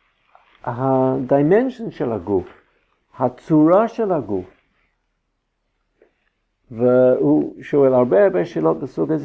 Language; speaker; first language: Hebrew; non-native, fluent; English